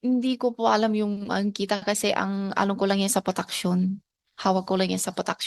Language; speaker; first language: Filipino; non-native, learner; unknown